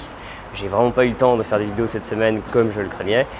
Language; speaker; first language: French; native; French